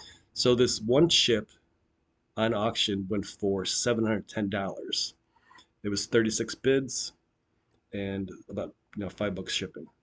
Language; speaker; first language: English; native; English